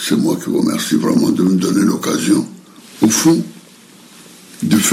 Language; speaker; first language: French; non-native, local second language; Fon